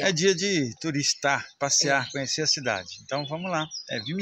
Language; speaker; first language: Portuguese; native; Portuguese